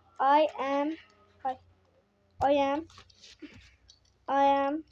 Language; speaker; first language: English; non-native, learner; Turkish